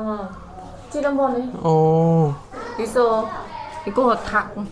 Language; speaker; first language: Korean; non-native, learner; Vietnamese